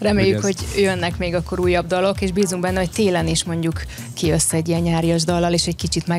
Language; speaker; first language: Hungarian; native; Hungarian